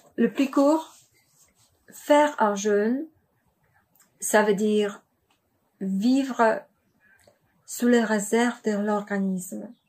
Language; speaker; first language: French; non-native, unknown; Polish